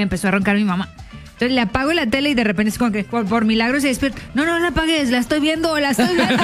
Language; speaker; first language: Spanish; native; Spanish